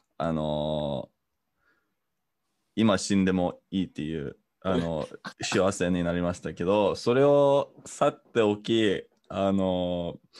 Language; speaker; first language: Japanese; non-native, fluent; English